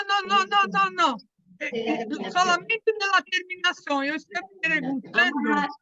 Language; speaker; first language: Spanish; non-native, fluent; Portuguese